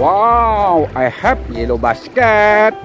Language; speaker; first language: English; non-native, learner; Indonesian